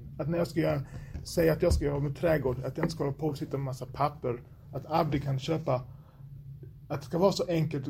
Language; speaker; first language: Swedish; native; Swedish